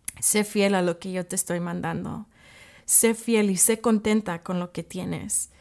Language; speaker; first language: Spanish; early bilingual, heritage; English